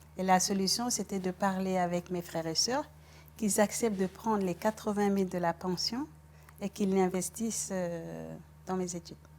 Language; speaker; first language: French; non-native, local second language; Wolof